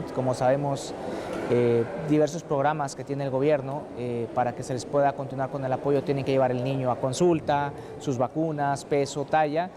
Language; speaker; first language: Spanish; native; Spanish